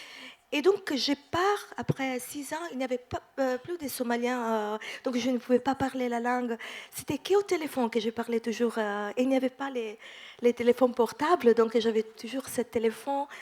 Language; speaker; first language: French; non-native, fluent; Italian